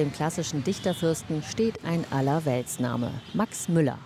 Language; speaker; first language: German; native; German